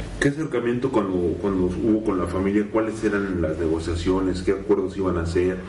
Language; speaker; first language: Spanish; native; Spanish